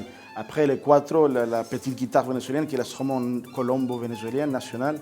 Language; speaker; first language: French; non-native, fluent; Spanish